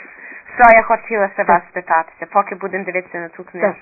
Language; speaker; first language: Ukrainian; early bilingual, heritage; Ukrainian